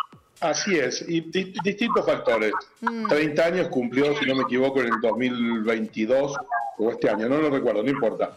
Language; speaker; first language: Spanish; native; Spanish